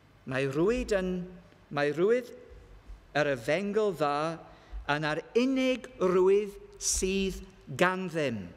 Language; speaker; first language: Welsh; non-native, learner; English